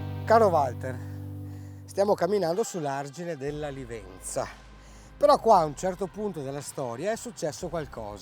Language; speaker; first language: Italian; native; Italian